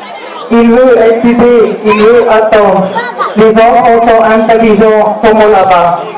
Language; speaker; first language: French; non-native, learner; German